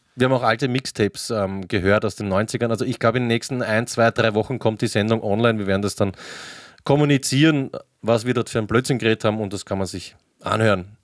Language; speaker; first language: German; native; German